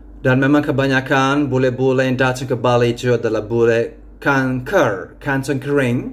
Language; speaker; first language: Indonesian; non-native, fluent; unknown